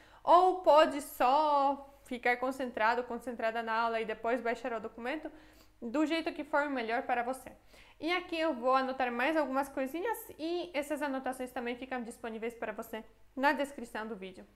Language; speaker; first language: Portuguese; non-native, fluent; Polish